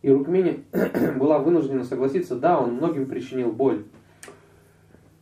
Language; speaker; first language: Russian; native; Russian